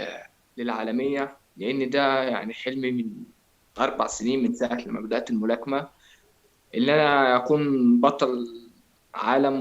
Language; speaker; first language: Arabic; native; Arabic